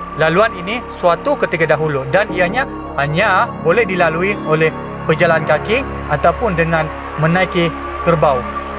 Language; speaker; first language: Malay; native; Malay